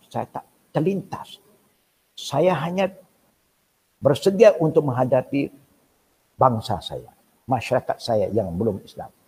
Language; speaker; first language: Malay; non-native, local second language; Min Nan Chinese